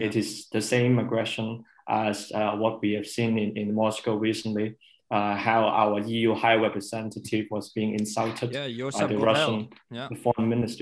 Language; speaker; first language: English; non-native, local second language; Cantonese